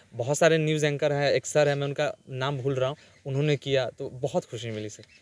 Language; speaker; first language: Hindi; native; Hindi